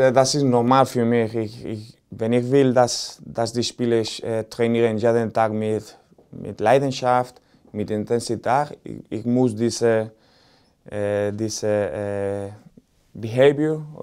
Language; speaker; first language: German; non-native, learner; Spanish